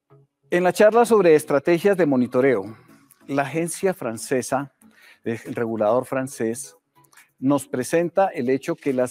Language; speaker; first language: Spanish; native; Spanish